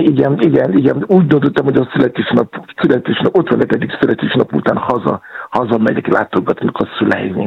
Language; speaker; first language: Hungarian; non-native, fluent; Yoruba